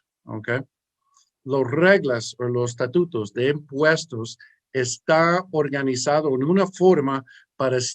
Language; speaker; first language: Spanish; early bilingual, heritage; English